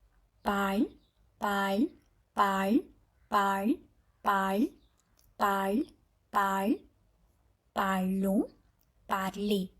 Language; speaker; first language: French; non-native, fluent; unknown